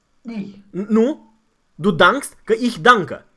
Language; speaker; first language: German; non-native, fluent; Romanian